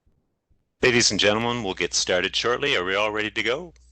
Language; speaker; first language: English; native; English